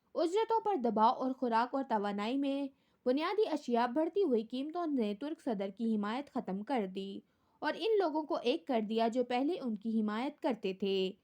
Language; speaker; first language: Urdu; native; Urdu